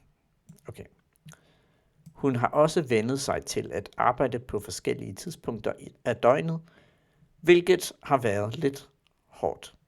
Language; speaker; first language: Danish; non-native, learner; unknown